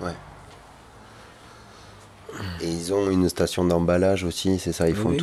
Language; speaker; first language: French; native; French